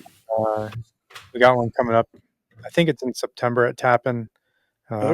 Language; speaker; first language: English; native; English